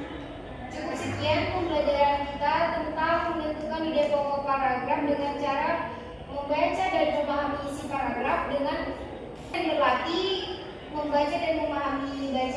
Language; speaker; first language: Indonesian; native; Indonesian